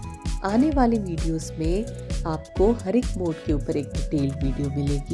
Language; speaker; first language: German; non-native, fluent; Hindi